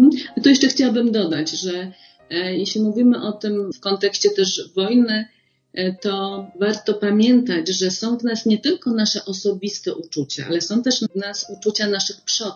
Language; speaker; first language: Polish; native; Polish